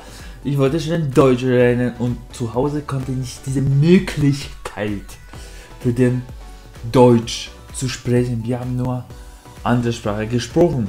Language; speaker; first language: German; non-native, learner; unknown